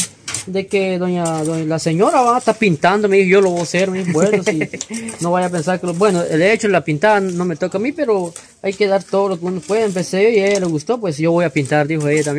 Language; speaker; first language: Spanish; native; Spanish